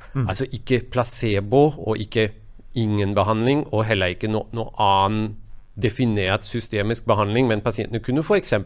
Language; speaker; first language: Norwegian; non-native, fluent; German